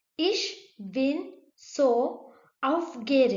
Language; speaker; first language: German; non-native, learner; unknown